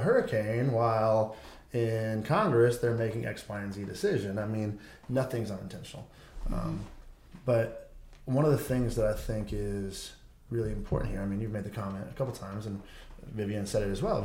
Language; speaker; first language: English; native; English